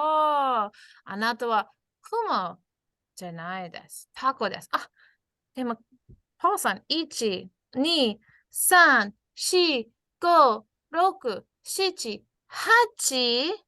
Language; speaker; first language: Japanese; non-native, fluent; English